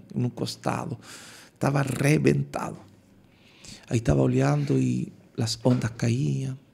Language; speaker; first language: Portuguese; non-native, learner; Spanish